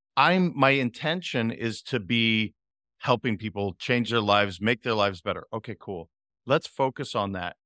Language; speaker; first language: English; native; English